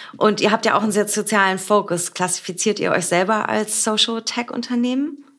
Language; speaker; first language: German; native; German